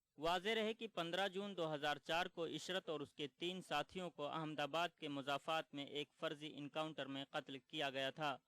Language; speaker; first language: Urdu; native; Urdu